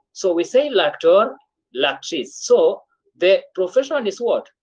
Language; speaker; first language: French; non-native, fluent; Swahili